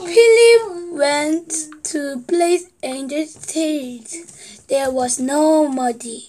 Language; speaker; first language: English; non-native, learner; Korean